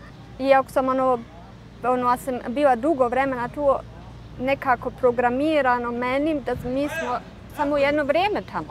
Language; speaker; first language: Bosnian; early bilingual, heritage; Bosnian